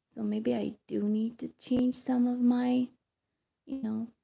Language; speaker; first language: English; non-native, fluent; Hebrew